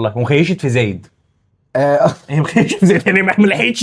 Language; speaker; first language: Arabic; native; Arabic